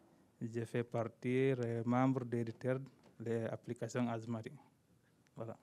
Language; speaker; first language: French; non-native, learner; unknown